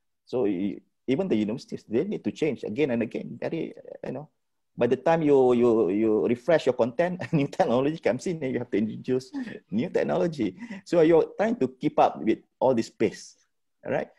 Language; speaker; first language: English; non-native, local second language; Malay